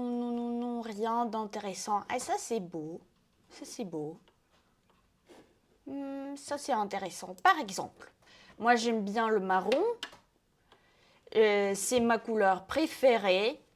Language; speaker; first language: French; non-native, fluent; Russian